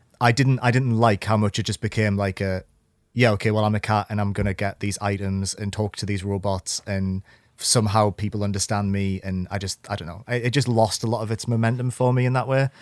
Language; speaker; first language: English; native; English